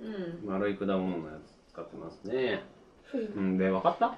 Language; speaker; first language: Japanese; native; Japanese